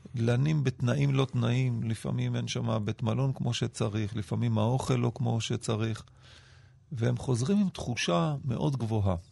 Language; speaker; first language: Hebrew; native; Hebrew